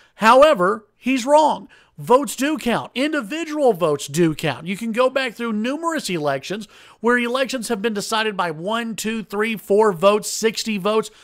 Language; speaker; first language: English; native; English